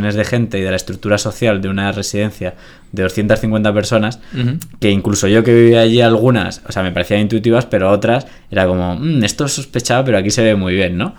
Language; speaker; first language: Spanish; native; Spanish